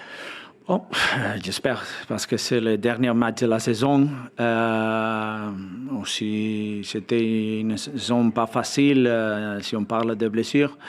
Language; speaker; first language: French; non-native, fluent; Spanish